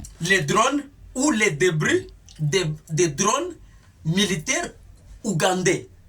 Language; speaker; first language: French; non-native, local second language; Lingala